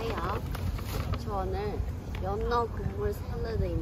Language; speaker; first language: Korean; non-native, fluent; Chinese